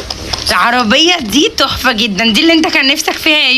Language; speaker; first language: Arabic; native; Arabic